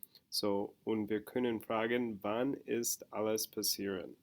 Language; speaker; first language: German; non-native, learner; English